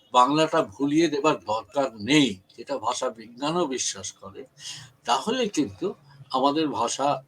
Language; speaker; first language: Bangla; native; Bangla